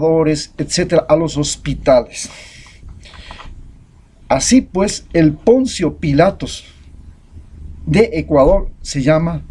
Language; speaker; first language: Spanish; native; Spanish